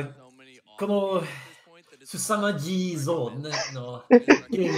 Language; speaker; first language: Japanese; non-native, learner; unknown